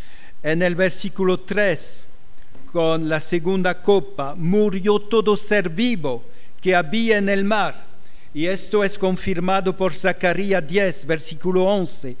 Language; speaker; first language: Spanish; non-native, fluent; French